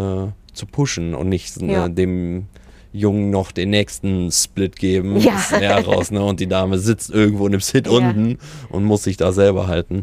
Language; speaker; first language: German; native; German